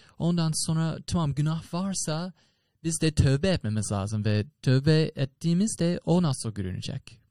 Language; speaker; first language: Turkish; non-native, fluent; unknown